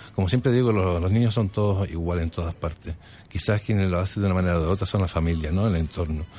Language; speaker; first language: Spanish; early bilingual, other home language; French